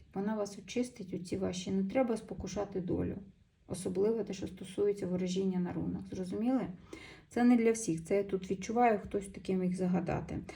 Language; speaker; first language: Ukrainian; non-native, local second language; Russian